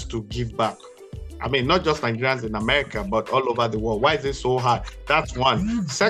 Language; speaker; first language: English; non-native, local second language; Yoruba